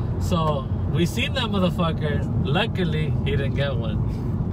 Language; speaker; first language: English; early bilingual, other home language; Spanish